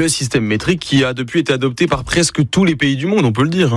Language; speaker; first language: French; native; French